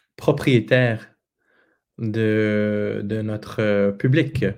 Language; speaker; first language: French; native; French